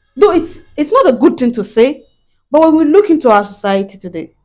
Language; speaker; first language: English; non-native, local second language; Yoruba